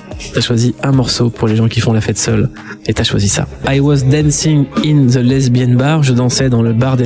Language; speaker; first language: French; native; French